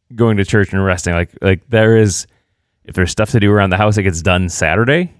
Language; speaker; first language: English; native; English